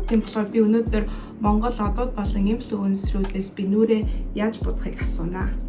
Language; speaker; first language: Mongolian; early bilingual, heritage; Mongolian